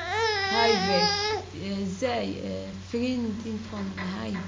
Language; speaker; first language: Dutch; non-native, learner; Arabic